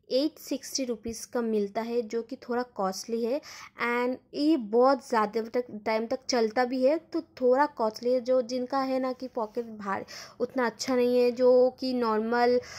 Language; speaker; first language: Hindi; non-native, local second language; Bangla